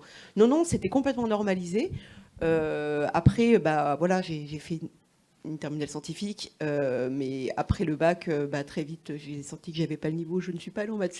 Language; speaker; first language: French; native; French